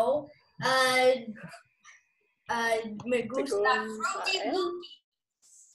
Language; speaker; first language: Spanish; non-native, learner; English